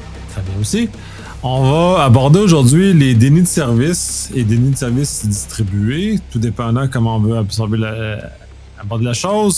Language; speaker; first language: French; native; French